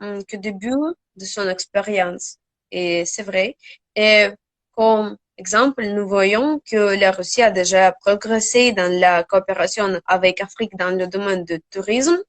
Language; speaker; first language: French; non-native, learner; Russian